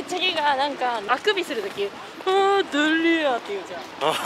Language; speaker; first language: Korean; non-native, learner; Japanese